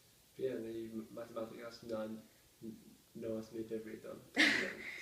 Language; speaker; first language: Spanish; non-native, learner; English